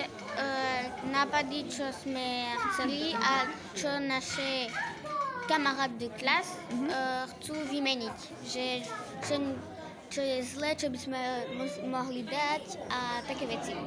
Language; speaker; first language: Slovak; early bilingual, heritage; Slovak